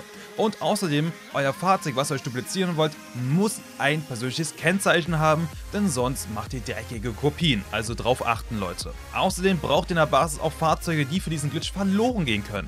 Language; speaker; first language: German; native; German